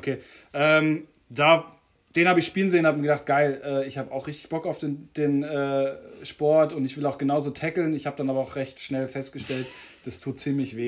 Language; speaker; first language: German; native; German